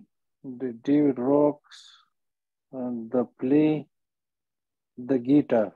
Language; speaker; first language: English; non-native, learner; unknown